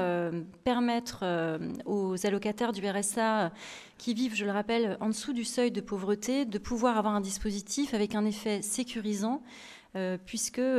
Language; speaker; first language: French; native; French